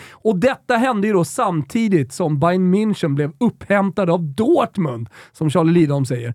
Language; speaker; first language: Swedish; native; Swedish